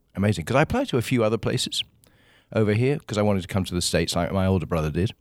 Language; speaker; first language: English; native; English